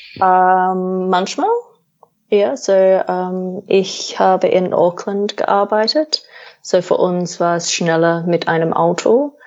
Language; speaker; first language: German; non-native, fluent; English